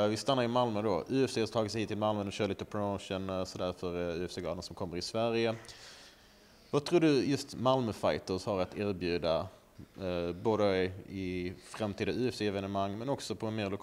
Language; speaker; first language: Swedish; native; Swedish